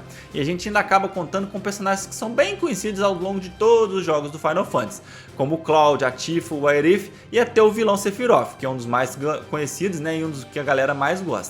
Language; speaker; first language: Portuguese; native; Portuguese